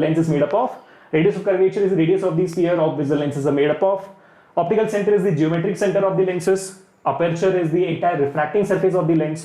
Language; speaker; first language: English; non-native, local second language; Hindi